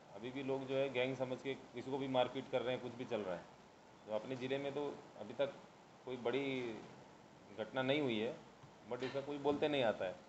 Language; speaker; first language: Hindi; non-native, local second language; Marathi